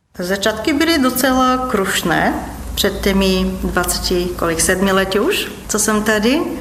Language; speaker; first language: Czech; non-native, fluent; Bulgarian